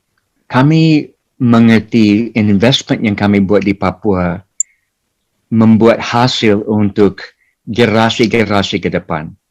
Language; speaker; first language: Indonesian; non-native, fluent; English